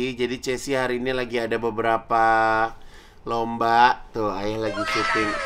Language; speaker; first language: Indonesian; native; Indonesian